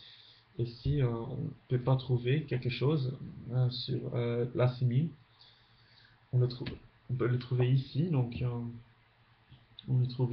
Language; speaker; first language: French; non-native, fluent; Dutch